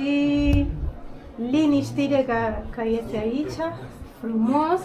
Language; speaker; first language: Romanian; non-native, learner; Spanish